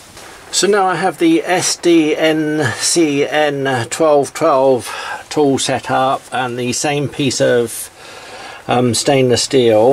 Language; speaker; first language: English; native; English